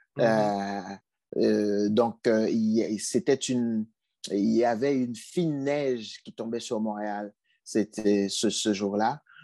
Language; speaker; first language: French; non-native, local second language; Haitian Creole